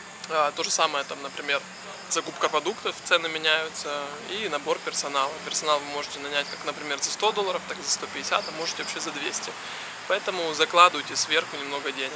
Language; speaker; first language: Russian; native; Russian